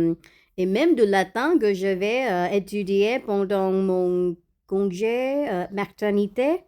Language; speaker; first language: French; non-native, learner; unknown